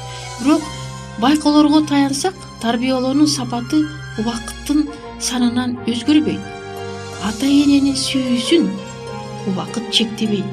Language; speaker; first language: Kyrgyz; native; Kyrgyz